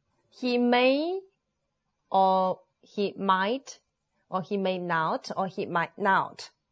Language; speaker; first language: English; non-native, fluent; Chinese